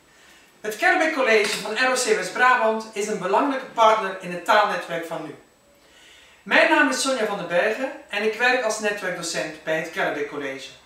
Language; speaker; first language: Dutch; native; Dutch